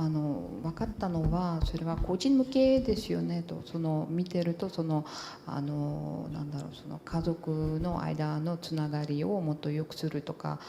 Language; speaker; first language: Japanese; non-native, fluent; Portuguese